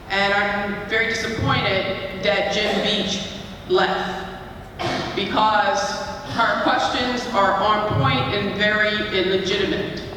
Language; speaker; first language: English; native; English